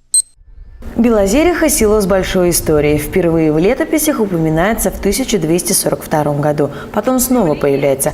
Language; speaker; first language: Russian; native; Russian